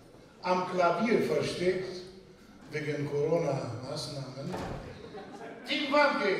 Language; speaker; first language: German; non-native, fluent; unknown